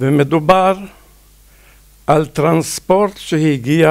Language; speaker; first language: Hebrew; non-native, fluent; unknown